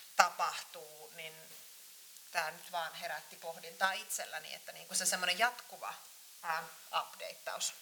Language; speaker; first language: Finnish; native; Finnish